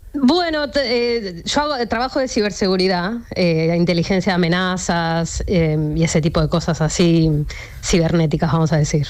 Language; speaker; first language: Spanish; native; Spanish